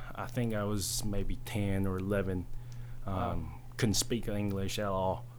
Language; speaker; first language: English; early bilingual, other home language; Chinese